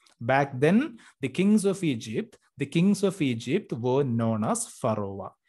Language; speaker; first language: English; non-native, local second language; Malayalam